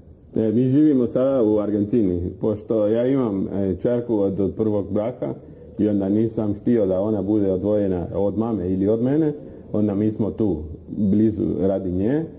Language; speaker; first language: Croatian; non-native, fluent; Spanish